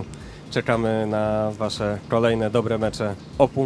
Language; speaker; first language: Polish; native; Polish